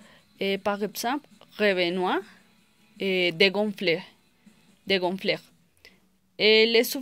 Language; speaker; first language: French; non-native, learner; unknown